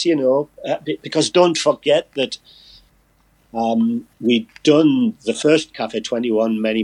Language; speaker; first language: English; native; English